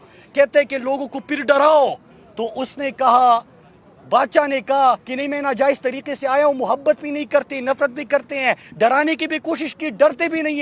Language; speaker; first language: Urdu; native; Urdu